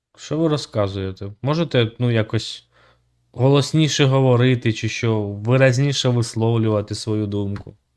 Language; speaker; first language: Ukrainian; native; Ukrainian